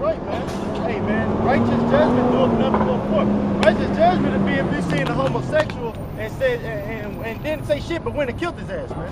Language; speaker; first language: English; native; English